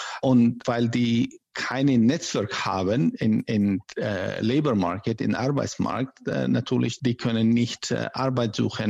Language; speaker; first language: German; non-native, learner; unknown